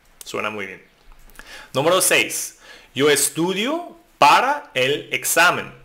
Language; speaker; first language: Spanish; non-native, fluent; German